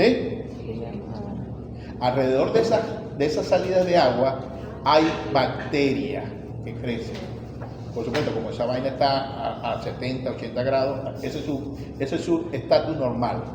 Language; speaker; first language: Spanish; native; Spanish